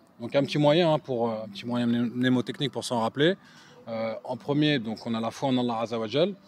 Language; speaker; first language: French; native; French